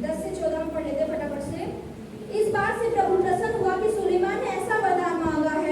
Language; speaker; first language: Hindi; native; Hindi